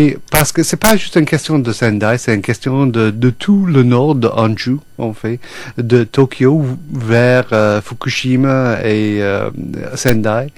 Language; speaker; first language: French; non-native, fluent; English